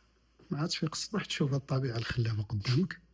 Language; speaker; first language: Arabic; native; Arabic